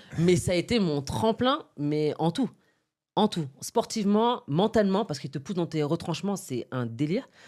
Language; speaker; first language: French; early bilingual, other home language; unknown